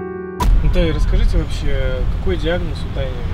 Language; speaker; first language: Russian; native; Russian